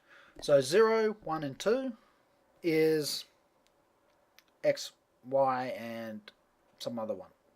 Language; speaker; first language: English; native; English